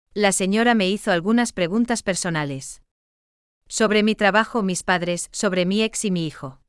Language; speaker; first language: Spanish; non-native, fluent; German